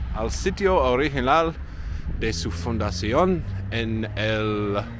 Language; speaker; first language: Spanish; non-native, learner; English